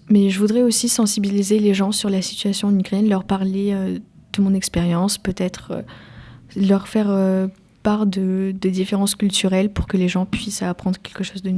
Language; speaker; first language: French; early bilingual, other home language; Ukrainian